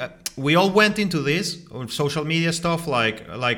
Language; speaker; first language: English; non-native, fluent; Spanish